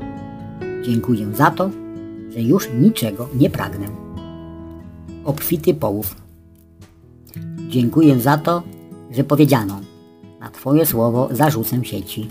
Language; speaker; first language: Polish; native; Polish